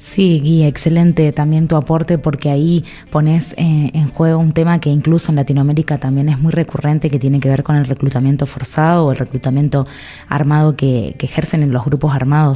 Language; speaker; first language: Spanish; native; Spanish